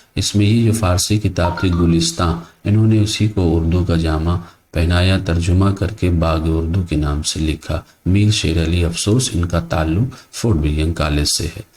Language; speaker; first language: Urdu; native; Urdu